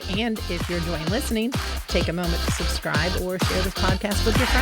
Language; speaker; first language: English; native; English